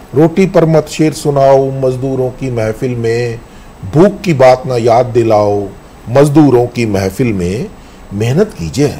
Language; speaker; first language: Hindi; native; Hindi